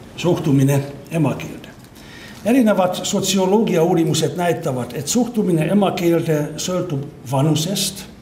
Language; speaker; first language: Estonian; non-native, fluent; Hungarian